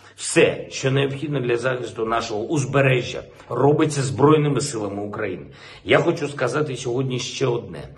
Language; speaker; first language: Ukrainian; non-native, local second language; Russian